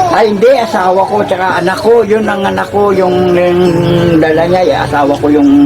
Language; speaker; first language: Filipino; native; Filipino